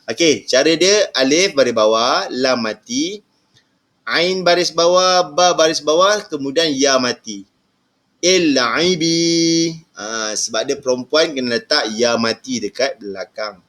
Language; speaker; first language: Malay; native; Malay